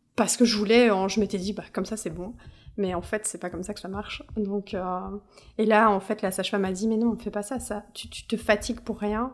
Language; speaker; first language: French; native; French